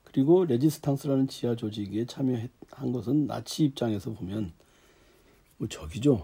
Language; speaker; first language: Korean; native; Korean